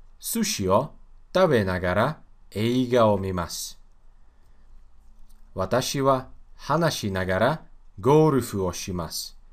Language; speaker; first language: Japanese; non-native, learner; Russian